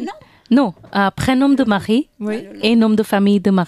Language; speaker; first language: French; non-native, learner; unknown